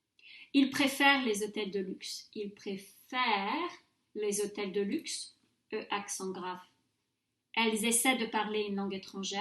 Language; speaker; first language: French; non-native, fluent; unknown